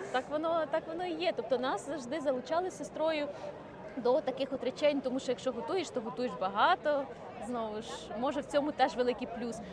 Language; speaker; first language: Ukrainian; native; Ukrainian